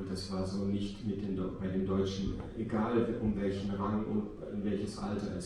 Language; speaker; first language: German; native; German